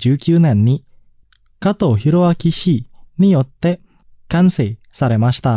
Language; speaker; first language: Japanese; non-native, fluent; Indonesian